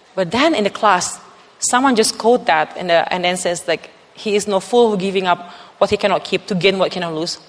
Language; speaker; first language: English; non-native, fluent; Indonesian